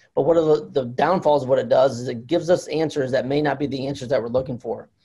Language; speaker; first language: English; native; English